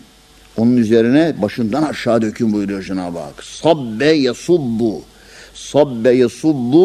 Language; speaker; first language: Turkish; native; Turkish